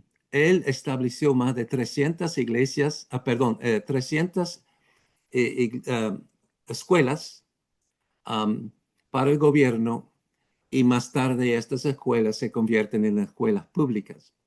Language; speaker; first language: Spanish; non-native, fluent; English